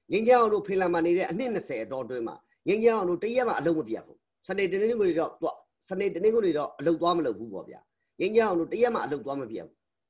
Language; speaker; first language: Burmese; native; Burmese